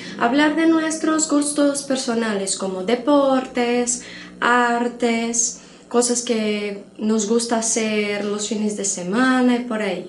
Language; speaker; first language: Spanish; non-native, fluent; Portuguese